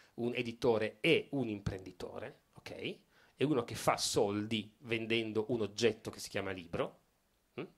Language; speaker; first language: Italian; native; Italian